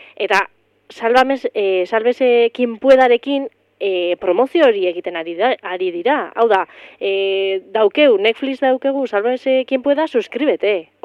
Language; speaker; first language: Basque; native; Basque